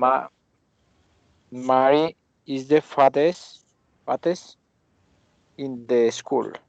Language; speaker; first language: English; non-native, learner; Spanish